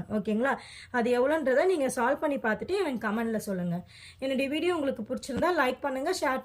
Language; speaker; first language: Tamil; native; Tamil